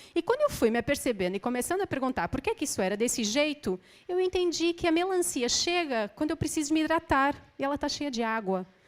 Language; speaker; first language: Portuguese; native; Portuguese